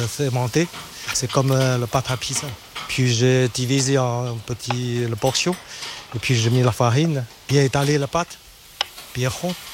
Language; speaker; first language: French; non-native, learner; Chinese